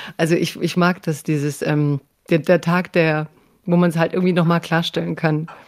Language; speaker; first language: German; early bilingual, other home language; Croatian